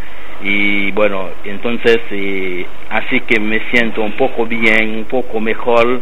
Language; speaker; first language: Spanish; non-native, learner; Haitian Creole